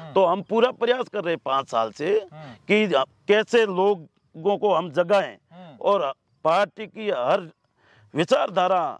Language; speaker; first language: Hindi; native; Hindi